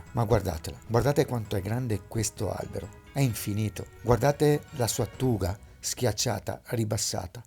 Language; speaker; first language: Italian; native; Italian